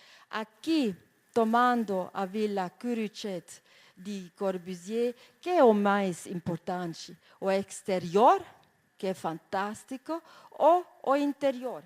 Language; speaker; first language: Portuguese; non-native, fluent; German